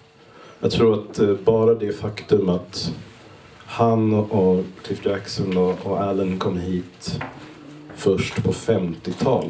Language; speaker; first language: Swedish; native; Swedish